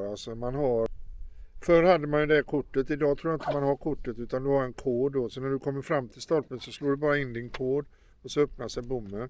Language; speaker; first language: Swedish; native; Swedish